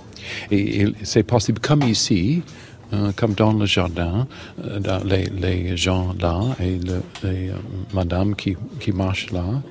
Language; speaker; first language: French; non-native, learner; English